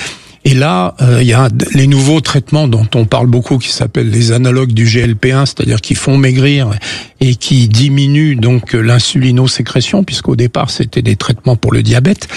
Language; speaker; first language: French; native; French